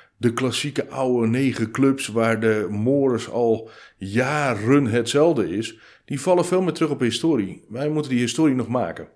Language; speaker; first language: Dutch; native; Dutch